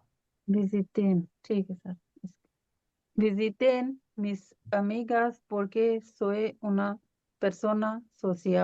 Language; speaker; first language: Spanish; non-native, learner; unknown